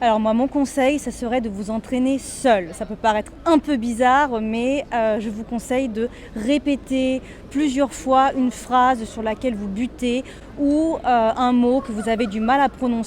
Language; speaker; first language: French; native; French